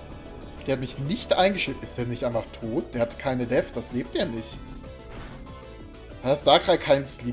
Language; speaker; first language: German; native; German